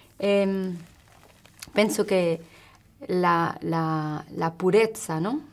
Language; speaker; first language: Italian; non-native, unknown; Spanish